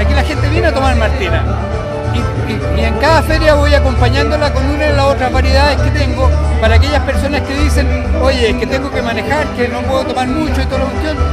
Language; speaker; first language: Spanish; native; Spanish